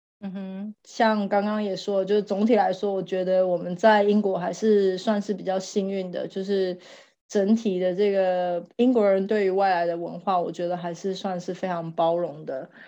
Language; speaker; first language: Chinese; native; Chinese